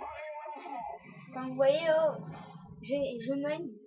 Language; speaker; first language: French; native; French